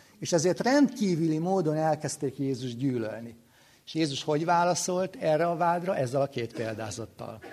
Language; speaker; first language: Hungarian; native; Hungarian